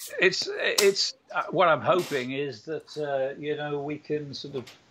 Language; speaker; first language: English; native; English